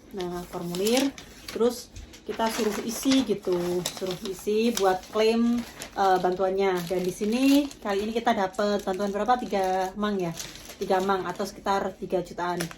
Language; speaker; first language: Indonesian; native; Indonesian